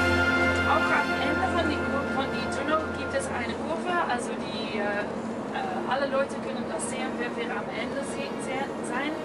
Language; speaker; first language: German; non-native, fluent; Norwegian